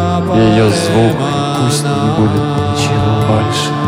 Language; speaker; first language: Russian; native; Russian